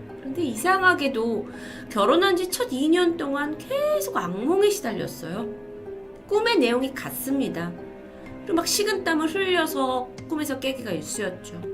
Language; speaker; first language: Korean; native; Korean